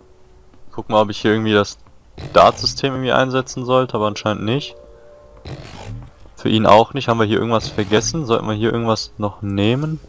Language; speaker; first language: German; native; German